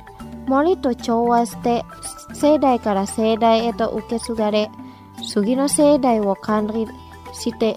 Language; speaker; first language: Japanese; non-native, fluent; Indonesian